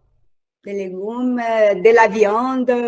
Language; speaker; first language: French; non-native, learner; Portuguese